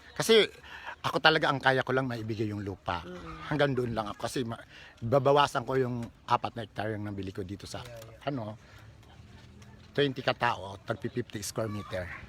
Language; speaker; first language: Filipino; non-native, local second language; Bikol